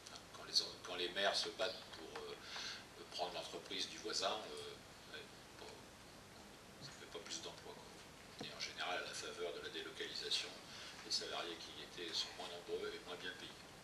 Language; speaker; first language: French; native; French